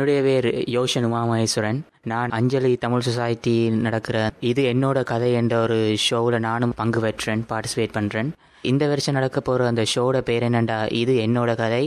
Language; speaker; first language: Tamil; early bilingual, other home language; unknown